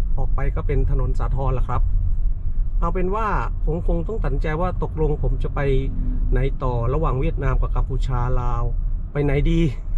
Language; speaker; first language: Thai; native; Thai